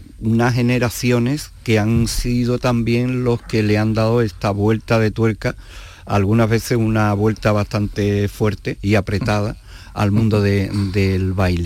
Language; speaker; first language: Spanish; native; Spanish